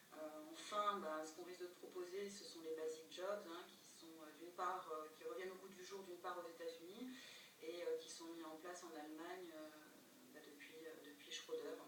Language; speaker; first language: French; native; French